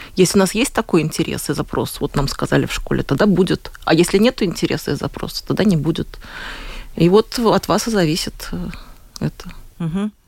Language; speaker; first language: Russian; native; Russian